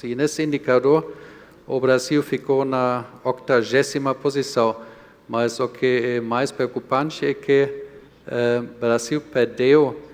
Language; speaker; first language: Portuguese; non-native, fluent; German